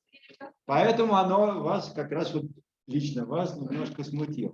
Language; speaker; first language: Russian; native; Russian